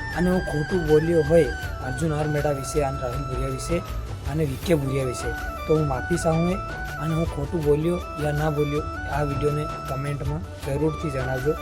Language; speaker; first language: Gujarati; non-native, local second language; Bhili